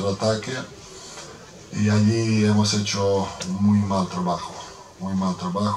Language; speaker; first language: Spanish; non-native, fluent; Croatian